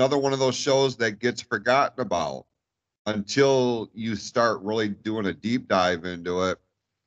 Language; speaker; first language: English; native; English